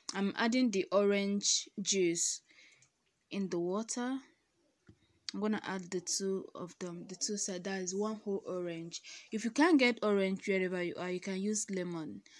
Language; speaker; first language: English; non-native, local second language; Igbo